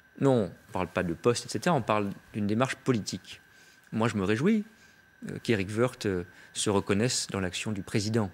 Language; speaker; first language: French; native; French